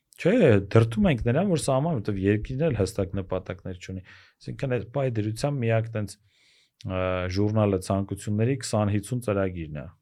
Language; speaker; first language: Armenian; native; Armenian